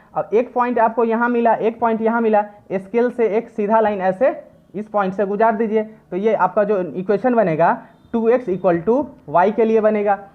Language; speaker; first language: Hindi; native; Hindi